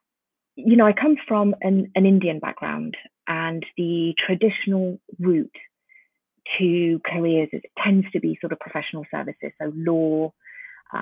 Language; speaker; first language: English; early bilingual, other home language; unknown